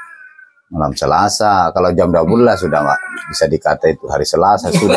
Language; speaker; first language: Indonesian; native; Indonesian